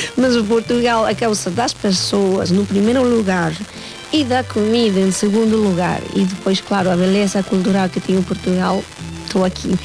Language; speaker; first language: Portuguese; non-native, fluent; Spanish